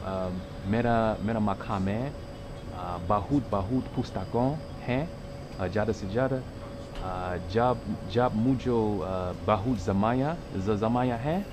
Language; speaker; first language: Hindi; non-native, learner; English